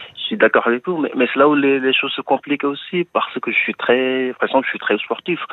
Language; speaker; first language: French; non-native, local second language; Wolof